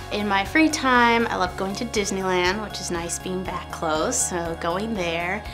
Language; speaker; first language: English; native; English